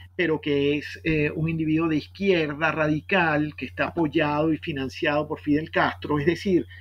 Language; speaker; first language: Spanish; native; Spanish